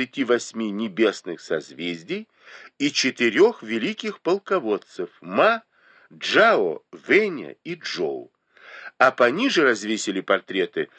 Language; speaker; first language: Russian; native; Russian